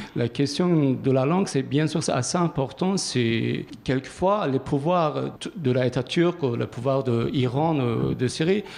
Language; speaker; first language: French; non-native, learner; Kurdish